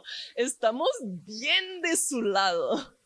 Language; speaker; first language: Spanish; non-native, fluent; English